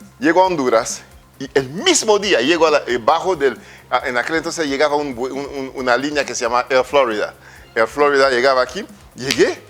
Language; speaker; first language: Spanish; non-native, fluent; French